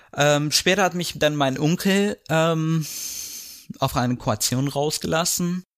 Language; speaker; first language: German; non-native, fluent; Kurdish